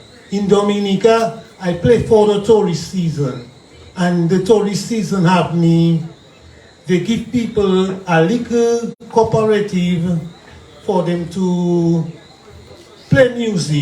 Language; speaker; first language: English; non-native, local second language; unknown